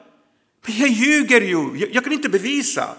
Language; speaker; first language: Swedish; non-native, fluent; Croatian